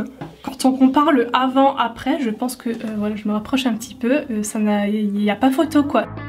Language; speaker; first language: French; native; French